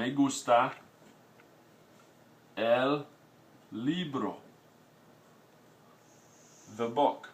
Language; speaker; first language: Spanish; non-native, fluent; English